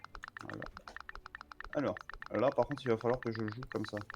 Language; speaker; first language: French; native; French